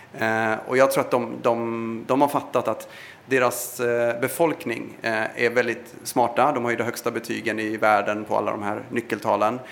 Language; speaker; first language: Swedish; early bilingual, other home language; Persian